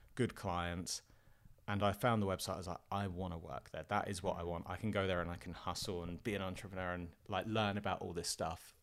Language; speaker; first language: English; native; English